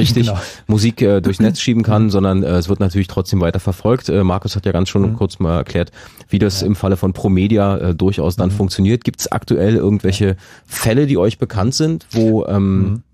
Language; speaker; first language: German; native; German